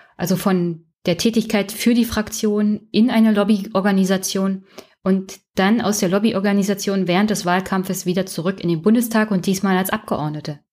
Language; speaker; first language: German; native; German